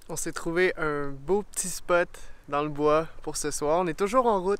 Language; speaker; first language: French; native; French